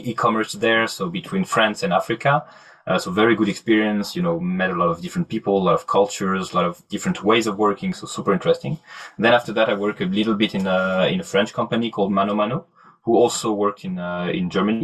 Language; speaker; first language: English; non-native, fluent; French